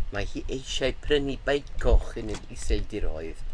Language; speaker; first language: Welsh; non-native, learner; English